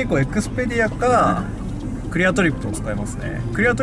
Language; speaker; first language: Japanese; native; Japanese